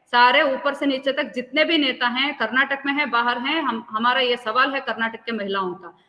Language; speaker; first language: Hindi; non-native, local second language; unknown